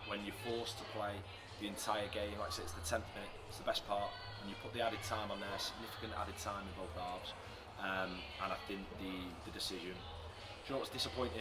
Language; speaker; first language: English; native; English